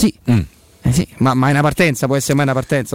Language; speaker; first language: Italian; native; Italian